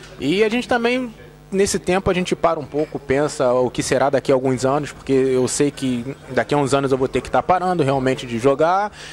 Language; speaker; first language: Portuguese; native; Portuguese